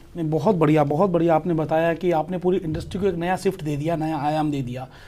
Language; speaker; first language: Hindi; native; Hindi